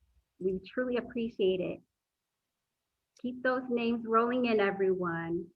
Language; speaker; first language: English; native; English